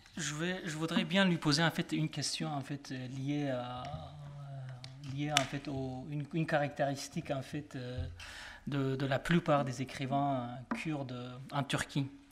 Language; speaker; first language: French; non-native, fluent; Kurdish